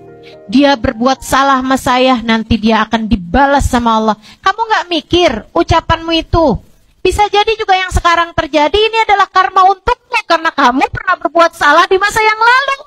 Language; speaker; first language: Indonesian; native; Indonesian